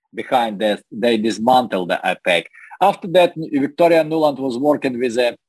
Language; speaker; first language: English; non-native, learner; Russian